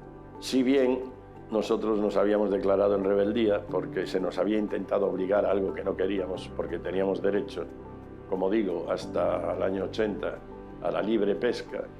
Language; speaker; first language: Spanish; native; Spanish